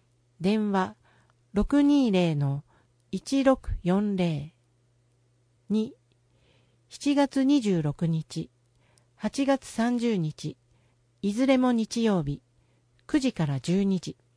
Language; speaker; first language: Japanese; native; Japanese